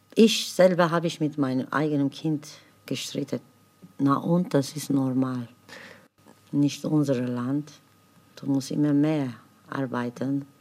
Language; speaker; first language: German; non-native, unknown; Kurdish